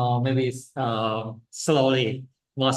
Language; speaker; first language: English; non-native, learner; Thai